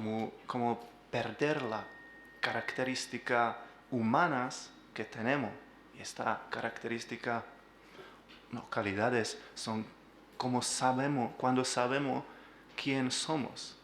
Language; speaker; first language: Spanish; non-native, learner; Czech